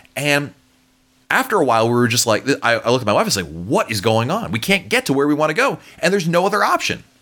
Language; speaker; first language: English; native; English